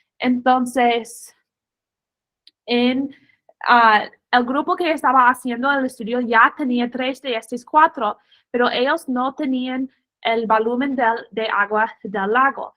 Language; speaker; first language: Spanish; non-native, fluent; English